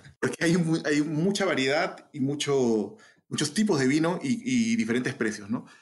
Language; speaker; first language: Spanish; native; Spanish